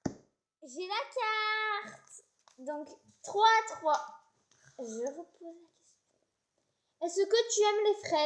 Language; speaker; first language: French; native; French